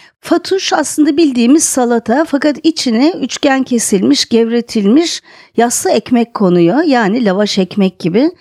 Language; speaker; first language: Turkish; native; Turkish